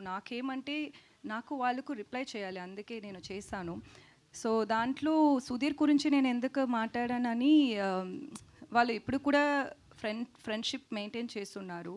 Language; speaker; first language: Telugu; non-native, learner; Tamil